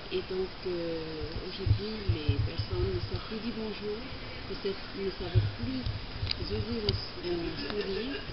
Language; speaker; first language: French; native; French